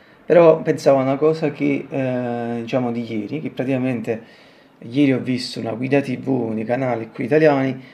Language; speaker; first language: Italian; native; Italian